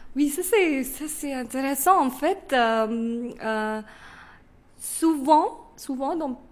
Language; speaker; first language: French; non-native, fluent; Kannada